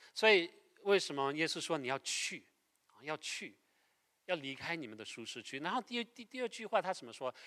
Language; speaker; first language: Chinese; non-native, fluent; French